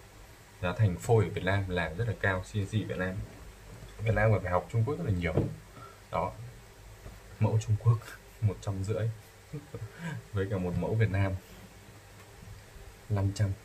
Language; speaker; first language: Vietnamese; native; Vietnamese